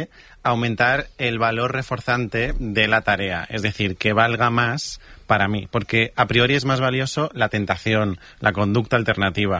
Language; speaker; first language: Spanish; native; Spanish